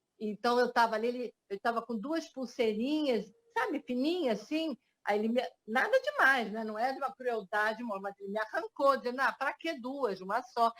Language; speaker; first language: Portuguese; early bilingual, other home language; French